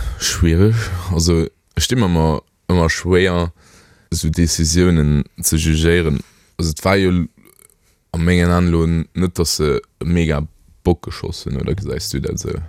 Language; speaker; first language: Luxembourgish; native; Luxembourgish